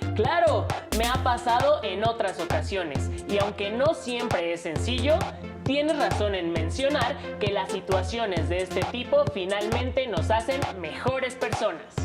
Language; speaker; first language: Spanish; native; Spanish